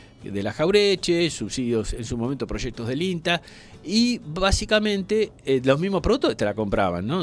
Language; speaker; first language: Spanish; native; Spanish